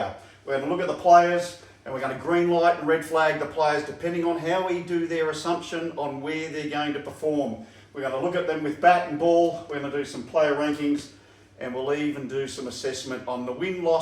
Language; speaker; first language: English; native; English